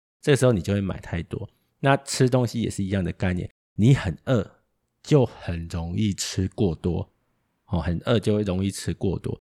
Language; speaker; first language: Chinese; native; Chinese